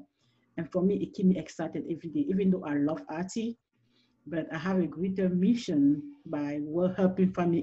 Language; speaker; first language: English; non-native, local second language; French